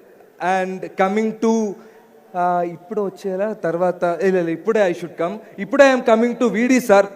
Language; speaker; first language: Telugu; non-native, learner; Malayalam